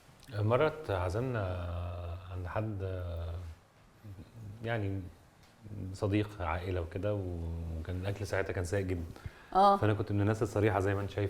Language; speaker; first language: Arabic; native; Arabic